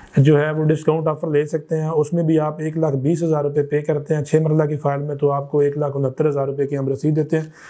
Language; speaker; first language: Urdu; non-native, local second language; Punjabi